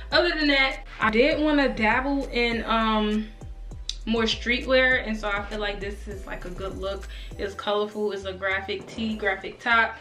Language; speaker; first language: English; native; English